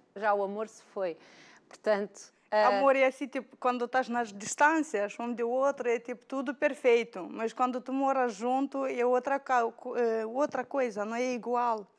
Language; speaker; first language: Portuguese; non-native, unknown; Romanian